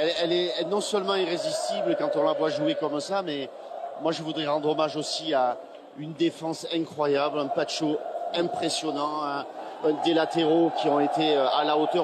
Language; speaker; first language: French; native; French